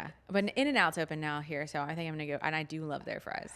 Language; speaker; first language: English; native; English